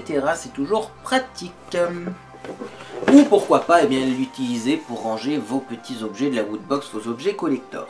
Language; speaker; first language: French; native; French